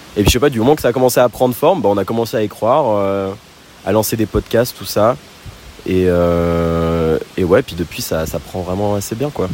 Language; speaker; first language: French; native; French